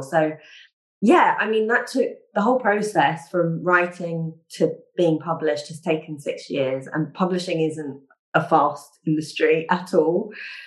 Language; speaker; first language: English; native; English